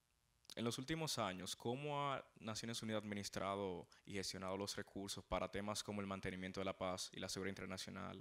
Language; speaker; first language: Spanish; native; Spanish